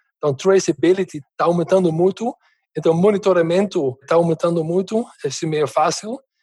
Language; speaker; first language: Portuguese; non-native, fluent; Dutch